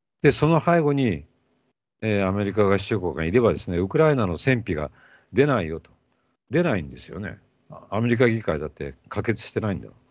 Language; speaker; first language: Japanese; native; Japanese